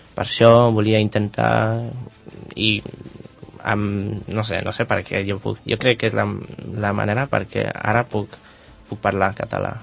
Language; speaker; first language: Catalan; non-native, learner; Polish